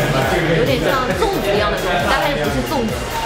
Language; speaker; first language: Chinese; native; Chinese